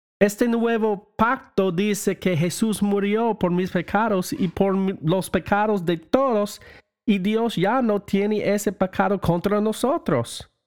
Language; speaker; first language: Spanish; non-native, learner; English